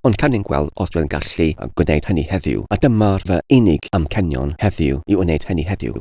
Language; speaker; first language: Welsh; non-native, learner; English